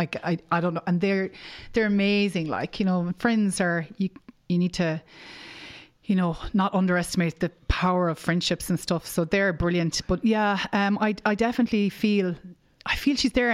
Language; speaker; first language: English; native; English